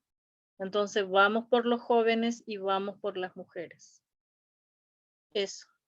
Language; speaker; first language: Spanish; non-native, local second language; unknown